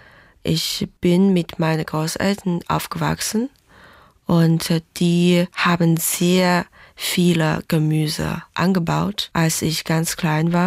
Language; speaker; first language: German; non-native, fluent; Chinese